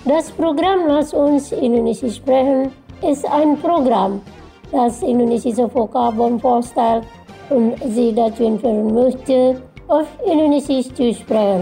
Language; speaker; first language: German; non-native, learner; Indonesian